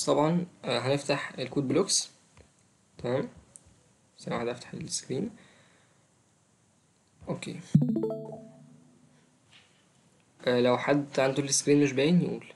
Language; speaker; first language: Arabic; native; Arabic